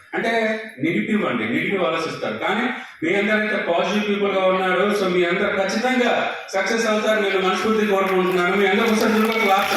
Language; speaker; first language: Telugu; non-native, local second language; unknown